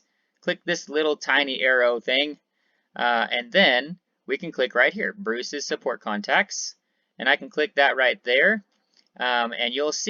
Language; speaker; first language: English; native; English